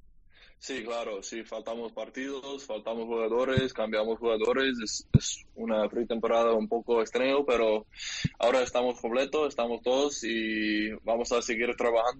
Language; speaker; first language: Spanish; non-native, learner; English